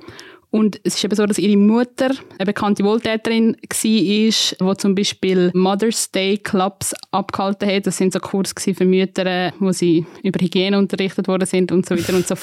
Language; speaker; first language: German; native; German